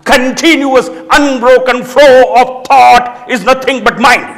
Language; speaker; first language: English; non-native, local second language; Gujarati